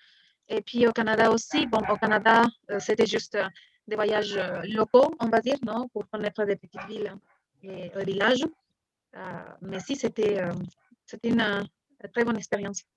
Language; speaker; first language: French; non-native, fluent; Spanish